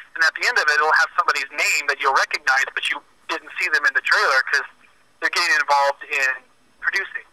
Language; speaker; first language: English; native; English